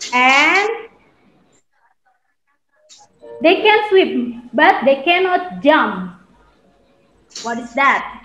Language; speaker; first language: English; non-native, fluent; Indonesian